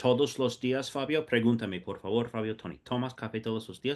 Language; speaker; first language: Spanish; non-native, fluent; English